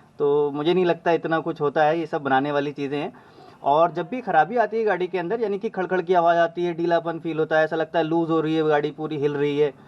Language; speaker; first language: Hindi; native; Hindi